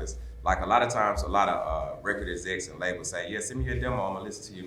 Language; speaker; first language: English; native; English